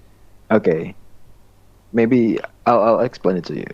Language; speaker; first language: English; non-native, learner; Indonesian